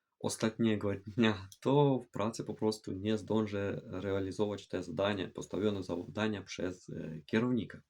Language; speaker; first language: Polish; non-native, fluent; Ukrainian